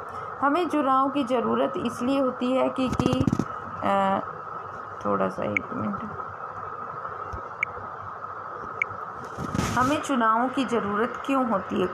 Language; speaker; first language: Hindi; native; Hindi